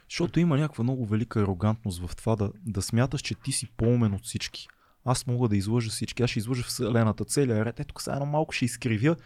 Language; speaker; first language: Bulgarian; native; Bulgarian